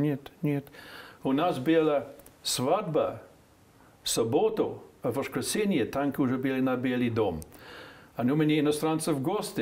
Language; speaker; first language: Russian; non-native, fluent; English